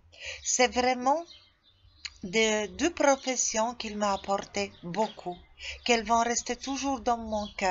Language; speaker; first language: French; non-native, fluent; Polish